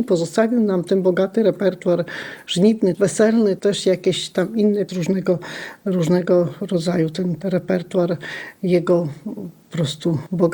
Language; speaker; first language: Polish; non-native, local second language; Lithuanian